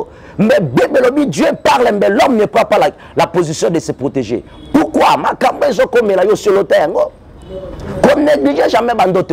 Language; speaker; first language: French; non-native, local second language; Lingala